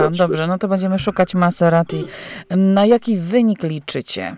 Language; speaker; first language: Polish; native; Polish